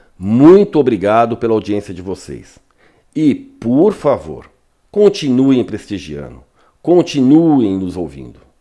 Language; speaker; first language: Portuguese; native; Portuguese